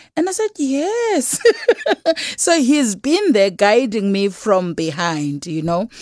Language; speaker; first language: English; non-native, local second language; Xhosa